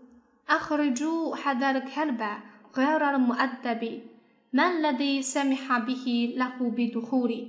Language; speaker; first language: Arabic; non-native, fluent; Chinese